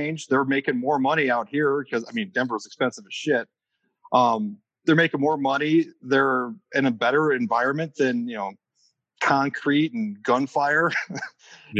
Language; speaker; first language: English; native; English